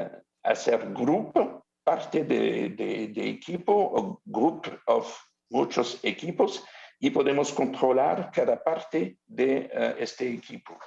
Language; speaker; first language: Spanish; non-native, learner; French